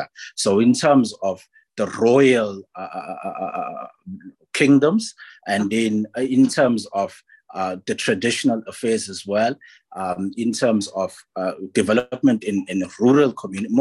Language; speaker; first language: English; non-native, local second language; Zulu